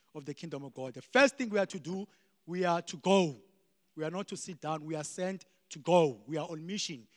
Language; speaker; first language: English; non-native, local second language; Xhosa